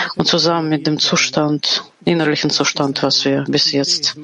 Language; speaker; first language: German; non-native, fluent; Portuguese